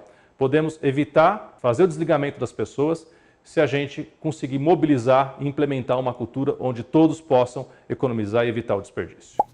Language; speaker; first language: Portuguese; native; Portuguese